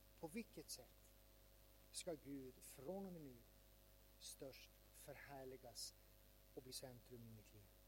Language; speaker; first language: Swedish; native; Swedish